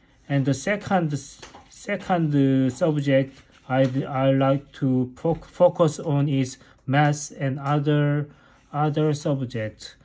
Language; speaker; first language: English; non-native, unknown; Korean